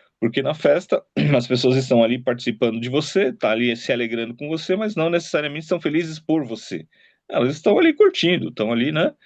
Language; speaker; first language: Portuguese; native; Portuguese